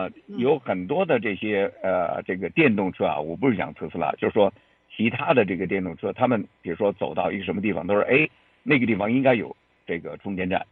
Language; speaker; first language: Chinese; native; Chinese